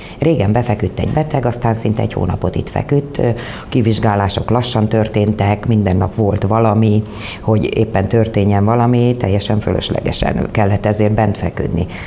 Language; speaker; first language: Hungarian; native; Hungarian